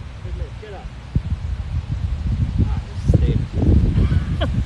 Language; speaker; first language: English; native; English